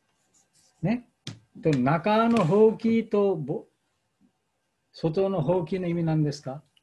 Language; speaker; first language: Japanese; non-native, fluent; Bangla